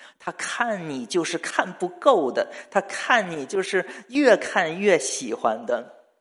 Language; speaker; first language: Chinese; native; Chinese